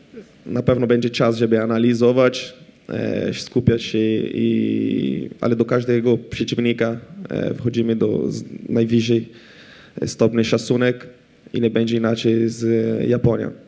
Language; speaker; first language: Polish; non-native, fluent; Portuguese